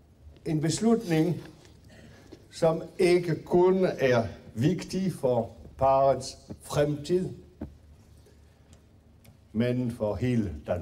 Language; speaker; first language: Danish; non-native, fluent; French